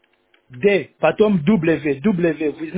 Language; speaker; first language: Russian; non-native, learner; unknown